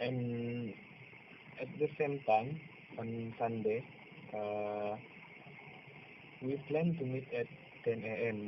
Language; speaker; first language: English; non-native, local second language; Malay